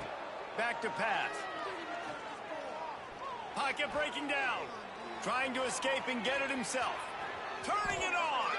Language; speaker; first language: English; native; English